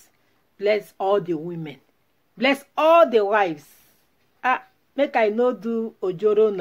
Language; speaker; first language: English; non-native, local second language; Igbo